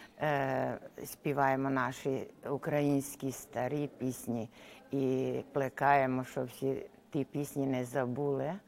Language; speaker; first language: Ukrainian; early bilingual, heritage; Ukrainian